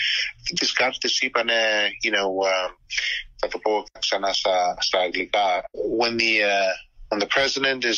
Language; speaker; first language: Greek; early bilingual, heritage; Greek